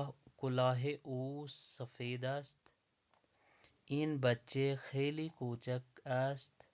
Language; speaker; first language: Persian; non-native, fluent; Urdu